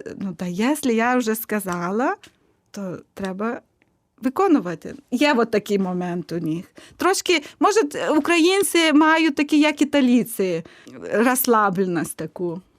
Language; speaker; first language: Ukrainian; non-native, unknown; Lithuanian